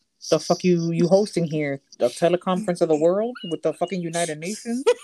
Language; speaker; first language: English; early bilingual, other home language; Spanish